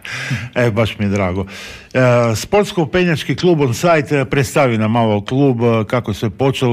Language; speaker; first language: Serbian; native; Serbian